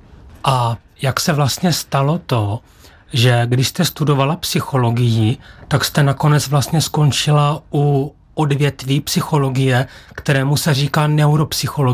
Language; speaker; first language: Czech; native; Czech